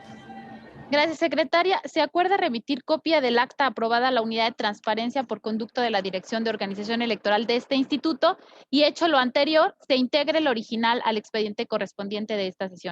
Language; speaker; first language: Spanish; native; Spanish